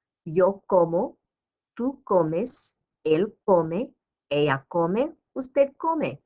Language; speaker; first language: Spanish; non-native, fluent; English